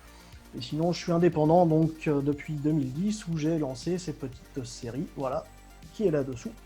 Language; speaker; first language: French; native; French